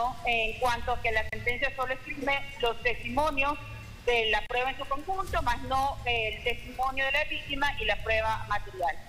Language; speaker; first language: Spanish; native; Spanish